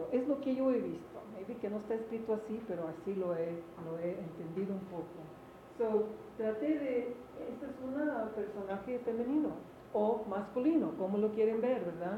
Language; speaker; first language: Spanish; early bilingual, heritage; English